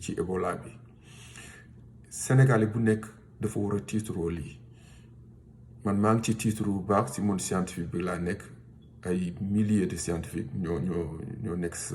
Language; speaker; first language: Wolof; non-native, local second language; Fula